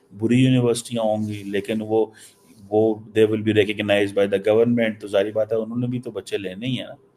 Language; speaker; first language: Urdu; non-native, local second language; Punjabi